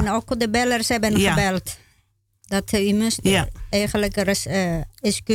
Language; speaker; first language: Dutch; non-native, learner; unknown